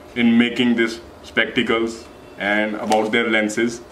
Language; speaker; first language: English; non-native, local second language; Punjabi